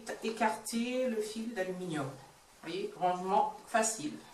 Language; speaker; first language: French; native; French